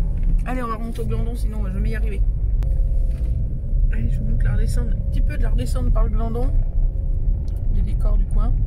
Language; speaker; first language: French; native; French